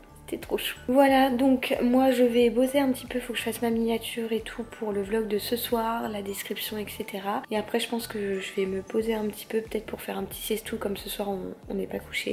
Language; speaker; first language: French; native; French